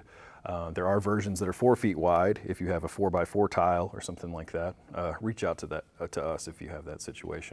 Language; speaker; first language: English; native; English